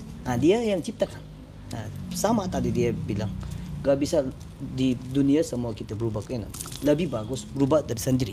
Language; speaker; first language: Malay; non-native, learner; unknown